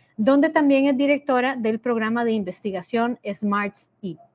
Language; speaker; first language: Spanish; native; Spanish